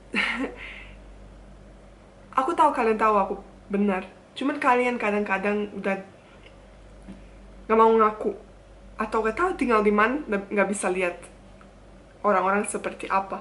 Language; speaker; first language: Indonesian; non-native, fluent; Bosnian